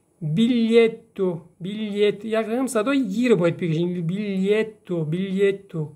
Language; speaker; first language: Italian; non-native, fluent; Persian